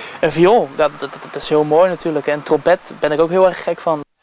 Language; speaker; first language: Dutch; native; Dutch